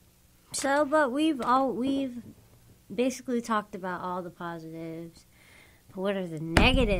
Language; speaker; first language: English; native; English